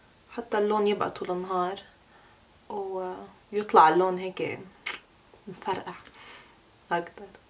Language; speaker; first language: Arabic; early bilingual, heritage; Arabic